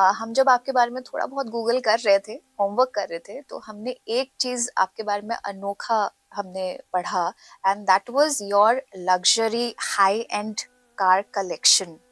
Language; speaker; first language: Hindi; native; Hindi